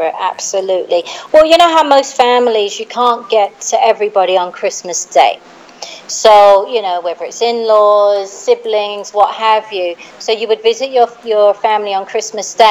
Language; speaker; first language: English; native; English